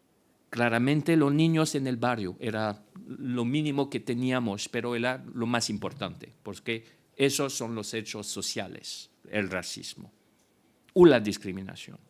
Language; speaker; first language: Spanish; non-native, fluent; French